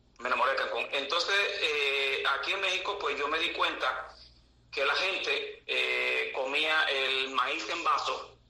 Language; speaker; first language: Spanish; native; Spanish